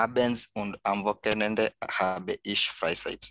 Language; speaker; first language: German; non-native, learner; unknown